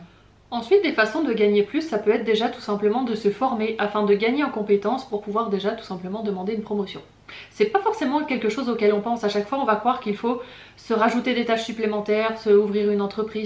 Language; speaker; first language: French; native; French